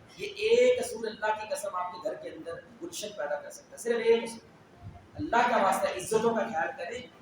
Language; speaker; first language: Urdu; non-native, local second language; Punjabi